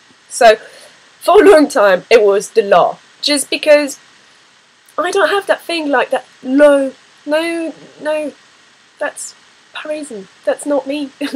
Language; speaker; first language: English; non-native, fluent; French